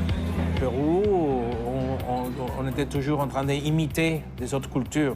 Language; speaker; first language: French; non-native, fluent; Spanish